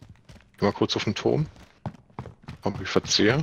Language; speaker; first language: German; native; German